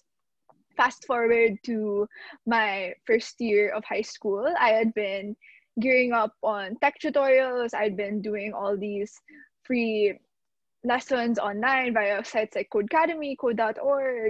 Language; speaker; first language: English; non-native, local second language; Filipino